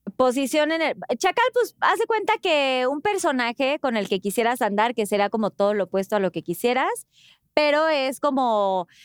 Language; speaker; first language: Spanish; native; Spanish